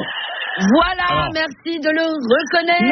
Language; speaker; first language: French; native; French